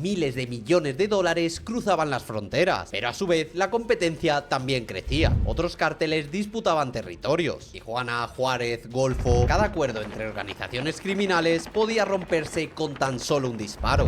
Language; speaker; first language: Spanish; native; Spanish